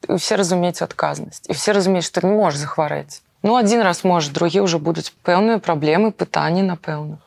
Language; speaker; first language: Belarusian; native; Belarusian